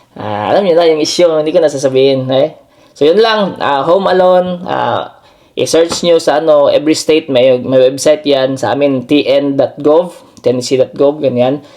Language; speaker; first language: Filipino; non-native, local second language; Cebuano